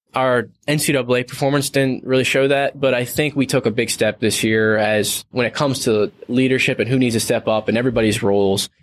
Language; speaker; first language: English; native; English